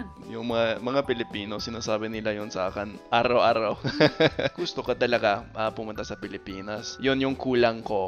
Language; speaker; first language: Filipino; non-native, fluent; English